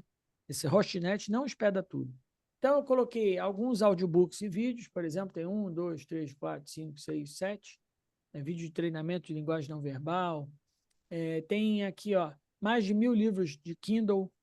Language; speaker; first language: Portuguese; native; Portuguese